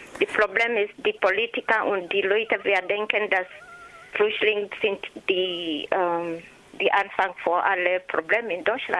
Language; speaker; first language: German; non-native, learner; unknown